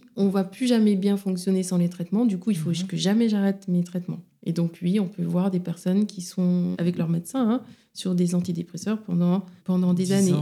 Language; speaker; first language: French; non-native, local second language; Wolof